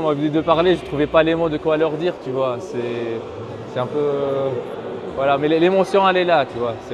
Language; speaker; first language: French; native; French